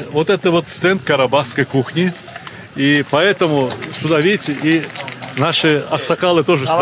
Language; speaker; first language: Russian; native; Russian